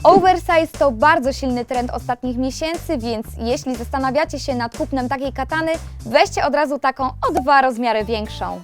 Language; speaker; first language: Polish; native; Polish